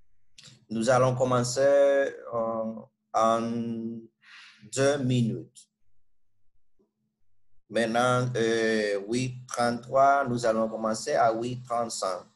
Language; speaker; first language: French; non-native, fluent; Spanish